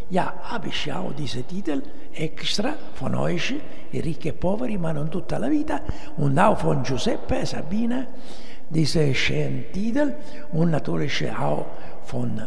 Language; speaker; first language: German; non-native, learner; Italian